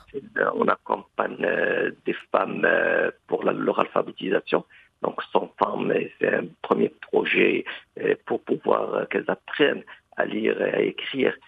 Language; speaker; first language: French; non-native, local second language; Arabic